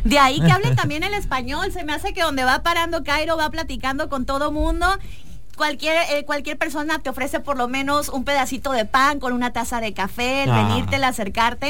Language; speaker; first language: Spanish; native; Spanish